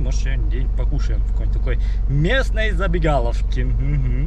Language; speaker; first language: Russian; native; Russian